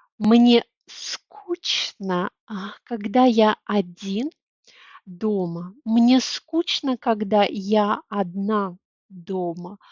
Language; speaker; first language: Russian; native; Russian